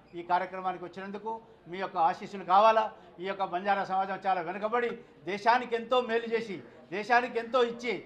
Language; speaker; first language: Telugu; non-native, local second language; Lambadi